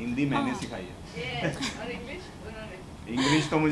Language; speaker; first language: Hindi; native; Hindi